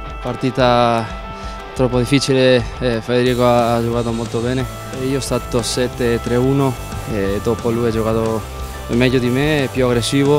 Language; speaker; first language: Italian; non-native, learner; Spanish